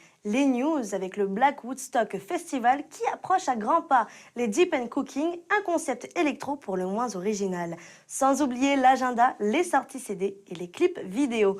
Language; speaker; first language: French; native; French